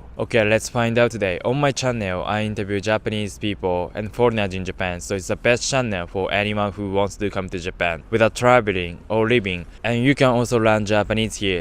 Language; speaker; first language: English; non-native, fluent; Japanese